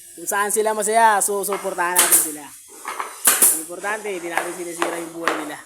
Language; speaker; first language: Filipino; native; Filipino